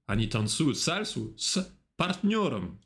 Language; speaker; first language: Russian; non-native, fluent; French